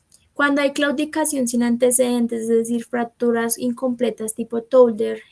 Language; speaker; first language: Spanish; native; Spanish